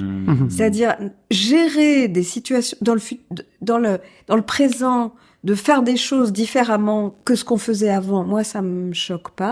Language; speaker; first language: French; native; French